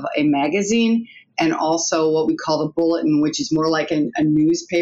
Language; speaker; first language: English; native; English